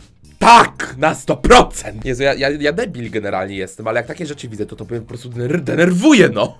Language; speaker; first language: Polish; native; Polish